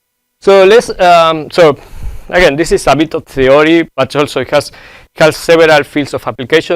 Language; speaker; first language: English; non-native, fluent; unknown